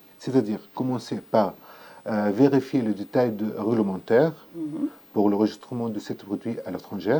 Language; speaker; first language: French; non-native, learner; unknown